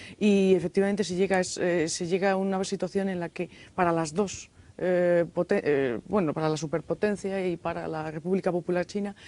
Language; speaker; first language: Spanish; native; Spanish